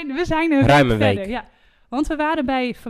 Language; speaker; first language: Dutch; native; Dutch